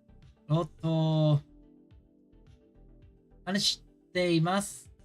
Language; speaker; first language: Japanese; non-native, learner; English